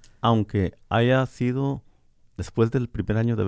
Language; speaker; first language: Spanish; native; Spanish